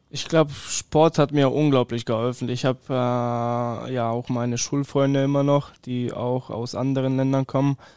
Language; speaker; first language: German; early bilingual, other home language; Polish